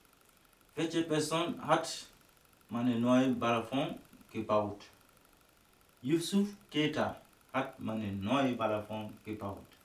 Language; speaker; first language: German; non-native, learner; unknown